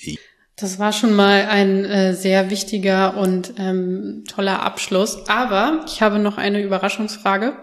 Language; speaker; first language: German; native; German